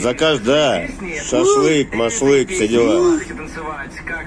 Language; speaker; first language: Russian; native; Russian